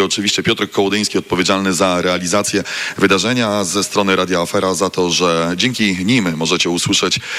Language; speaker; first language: Polish; native; Polish